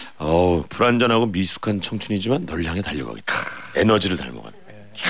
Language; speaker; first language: Korean; native; Korean